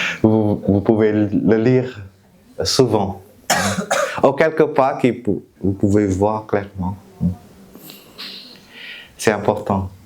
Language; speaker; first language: French; non-native, fluent; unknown